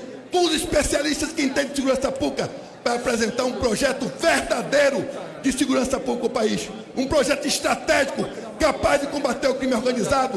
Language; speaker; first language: Portuguese; native; Portuguese